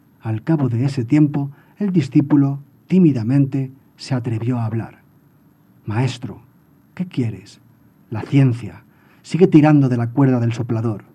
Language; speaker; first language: Spanish; native; Spanish